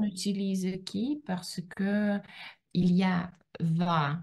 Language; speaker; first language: French; non-native, learner; Russian